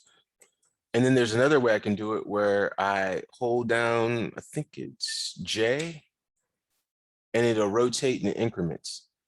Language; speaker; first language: English; native; English